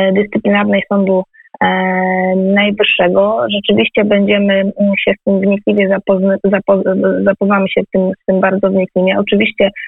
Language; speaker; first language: Polish; native; Polish